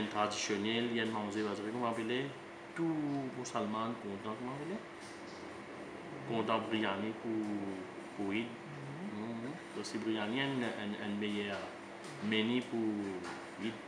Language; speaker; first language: French; non-native, learner; Morisyen